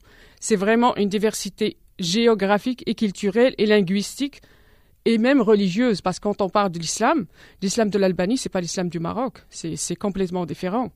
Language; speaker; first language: French; non-native, local second language; Arabic